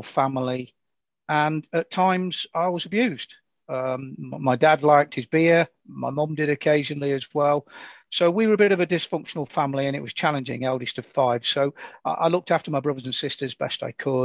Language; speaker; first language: English; native; English